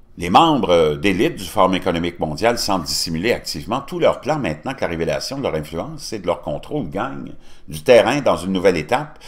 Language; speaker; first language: French; native; French